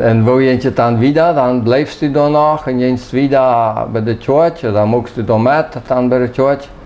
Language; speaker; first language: German; early bilingual, heritage; Plautdietsch